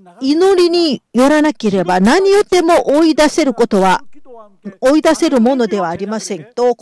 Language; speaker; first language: Japanese; non-native, fluent; Korean